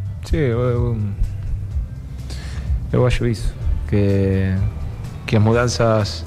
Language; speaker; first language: Portuguese; non-native, learner; Spanish